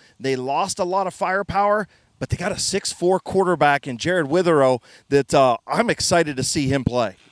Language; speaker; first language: English; native; English